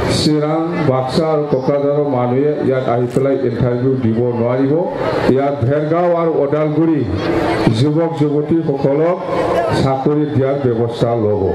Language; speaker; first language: Assamese; non-native, local second language; Bodo